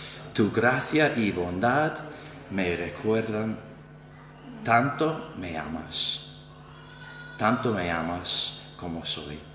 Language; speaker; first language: Spanish; non-native, fluent; English